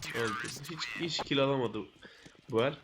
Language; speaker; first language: Turkish; native; Turkish